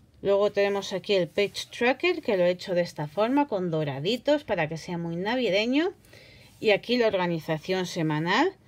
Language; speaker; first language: Spanish; native; Spanish